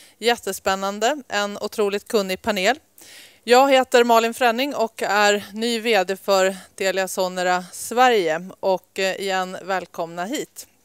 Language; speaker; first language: Swedish; native; Swedish